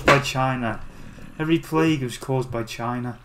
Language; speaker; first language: English; native; English